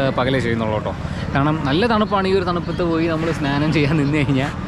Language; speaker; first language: Malayalam; native; Malayalam